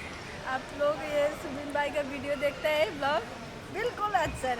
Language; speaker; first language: Hindi; non-native, local second language; Malayalam